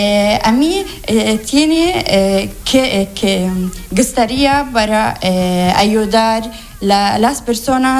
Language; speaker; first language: Spanish; non-native, learner; Arabic